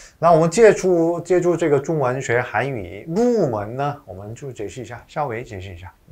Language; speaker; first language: Chinese; non-native, fluent; Korean